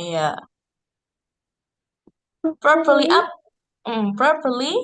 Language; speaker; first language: English; non-native, fluent; Indonesian